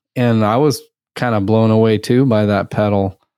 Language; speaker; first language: English; early bilingual, other home language; Russian